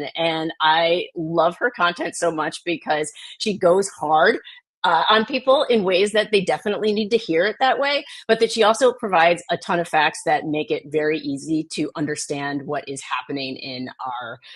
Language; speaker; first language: English; native; English